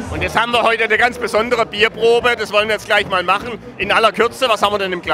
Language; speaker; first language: German; native; German